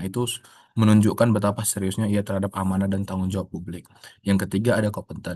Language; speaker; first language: Indonesian; native; Indonesian